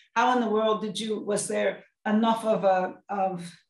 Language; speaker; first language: English; native; English